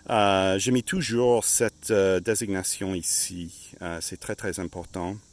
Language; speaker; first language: French; non-native, fluent; English